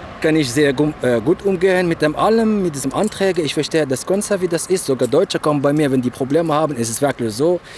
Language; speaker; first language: German; non-native, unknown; Arabic